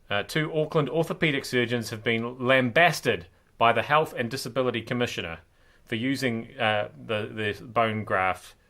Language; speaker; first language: English; native; English